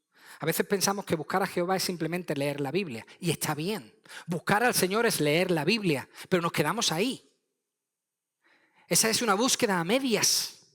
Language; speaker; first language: Spanish; native; Spanish